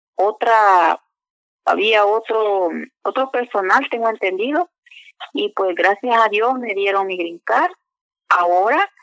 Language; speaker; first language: Spanish; native; Spanish